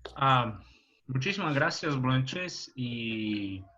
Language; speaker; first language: Spanish; non-native, learner; Portuguese